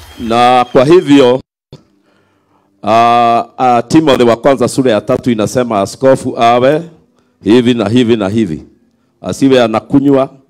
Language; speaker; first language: Swahili; non-native, local second language; Kikuyu